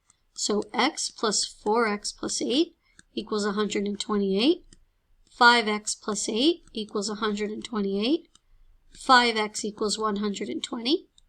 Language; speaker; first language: English; native; English